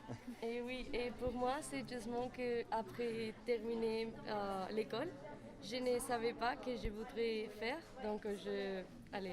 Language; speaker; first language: French; native; French